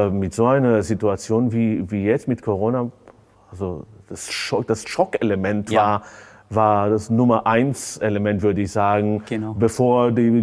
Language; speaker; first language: German; non-native, fluent; Hebrew